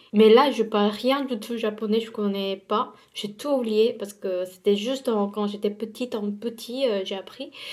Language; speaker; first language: French; non-native, fluent; Korean